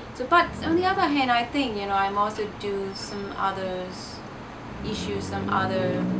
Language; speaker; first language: English; non-native, learner; Burmese